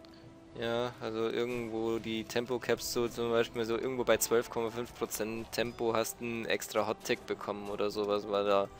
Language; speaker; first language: German; native; German